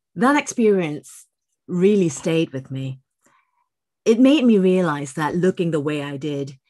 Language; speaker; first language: English; native; English